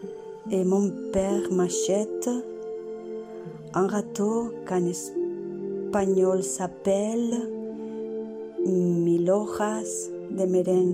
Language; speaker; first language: French; non-native, learner; Spanish